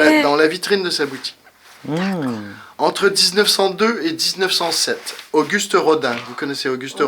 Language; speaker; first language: French; native; French